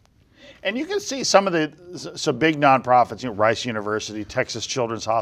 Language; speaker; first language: English; native; English